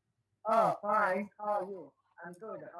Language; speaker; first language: English; non-native, learner; Chinese